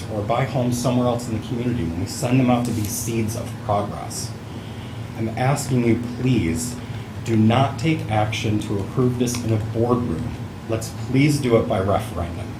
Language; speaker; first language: English; early bilingual, other home language; Italian